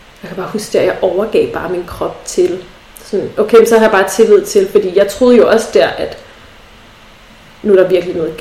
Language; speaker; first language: Danish; native; Danish